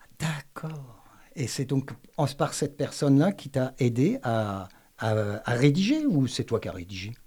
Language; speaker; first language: French; native; French